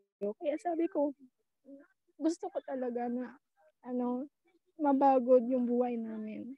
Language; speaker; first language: Filipino; non-native, local second language; Bikol